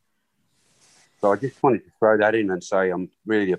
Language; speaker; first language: English; non-native, local second language; Swahili